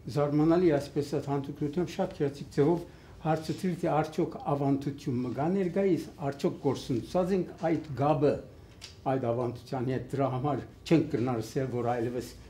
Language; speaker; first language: Armenian; early bilingual, heritage; Armenian